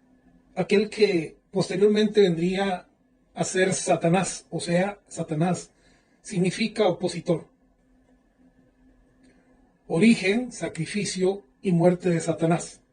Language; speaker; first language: Spanish; native; Spanish